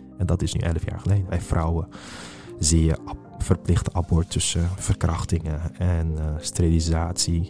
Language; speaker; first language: Dutch; non-native, fluent; Uyghur